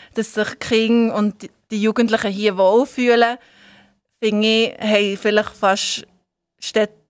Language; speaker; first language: German; native; German